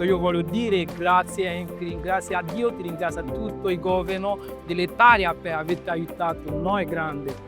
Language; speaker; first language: Italian; non-native, learner; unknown